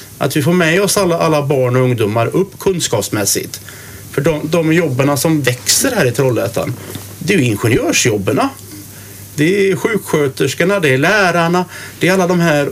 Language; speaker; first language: Swedish; native; Swedish